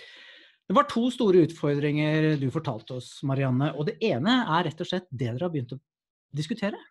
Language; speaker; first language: Norwegian; native; Norwegian